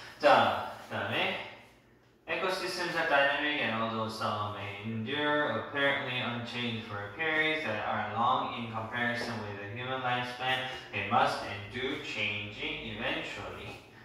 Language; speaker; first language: English; non-native, fluent; Korean